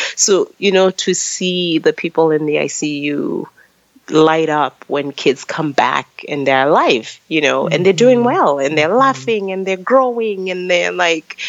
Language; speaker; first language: English; non-native, local second language; Tswana